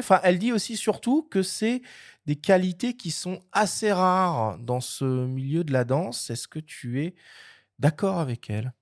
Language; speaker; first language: French; native; French